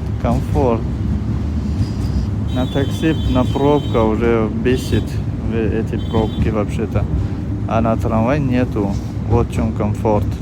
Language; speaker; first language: Russian; non-native, fluent; Tajik